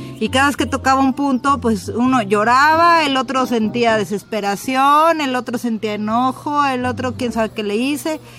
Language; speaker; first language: Spanish; native; Spanish